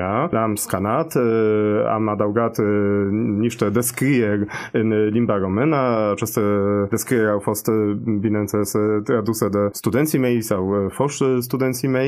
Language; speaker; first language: Romanian; non-native, fluent; Polish